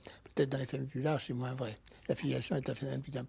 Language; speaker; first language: French; native; French